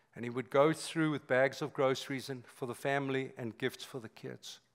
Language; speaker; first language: English; native; English